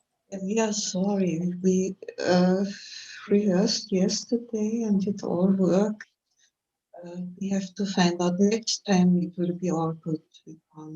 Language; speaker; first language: English; non-native, fluent; German